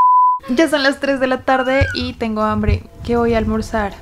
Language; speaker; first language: Spanish; native; Spanish